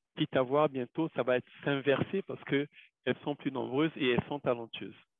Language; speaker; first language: French; non-native, local second language; Wolof